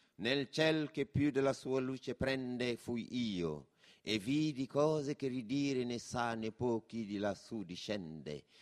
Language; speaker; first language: Italian; non-native, fluent; Wolof